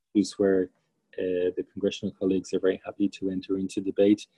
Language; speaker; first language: English; native; English